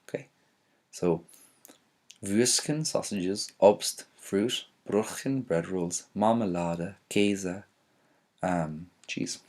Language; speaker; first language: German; non-native, fluent; English